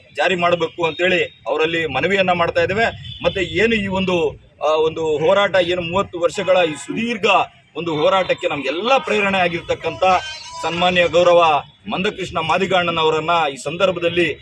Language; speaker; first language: Kannada; native; Kannada